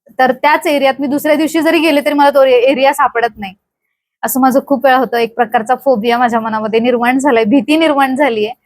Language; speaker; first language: Marathi; native; Marathi